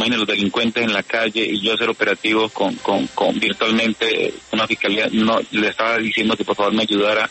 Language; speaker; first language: Spanish; native; Spanish